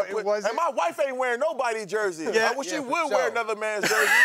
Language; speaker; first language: English; native; English